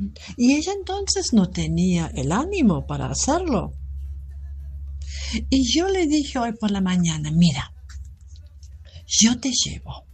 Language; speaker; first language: Spanish; non-native, fluent; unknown